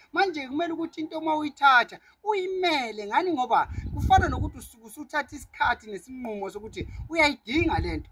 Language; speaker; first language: Zulu; native; Zulu